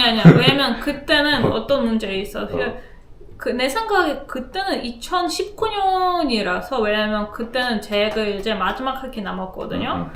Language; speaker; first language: Korean; non-native, fluent; Russian